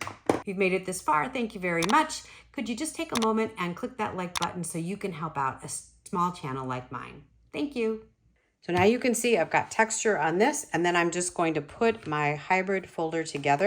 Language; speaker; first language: English; native; English